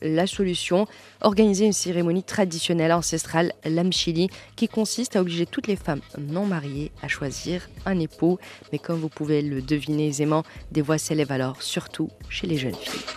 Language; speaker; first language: French; non-native, local second language; Arabic